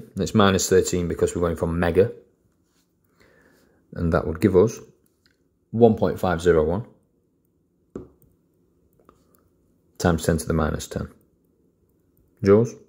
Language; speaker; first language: English; native; English